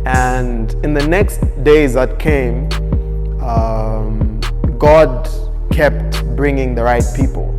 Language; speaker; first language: English; non-native, local second language; Bemba